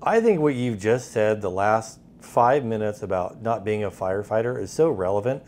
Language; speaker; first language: English; native; English